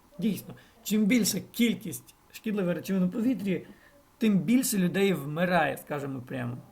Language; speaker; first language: Ukrainian; non-native, local second language; Russian